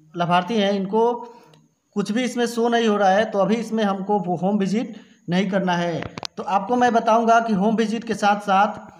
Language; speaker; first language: Hindi; native; Hindi